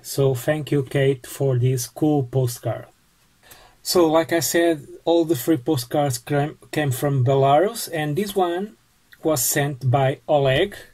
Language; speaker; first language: English; non-native, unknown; Portuguese